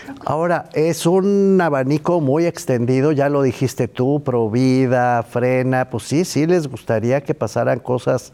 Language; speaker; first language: Spanish; native; Spanish